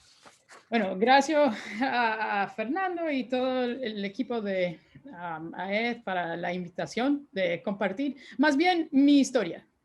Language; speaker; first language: Spanish; early bilingual, heritage; Spanish